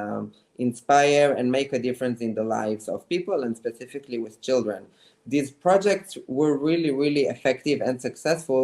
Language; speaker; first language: English; non-native, fluent; Hebrew